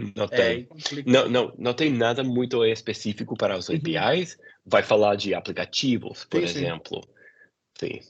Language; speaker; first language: Portuguese; non-native, fluent; English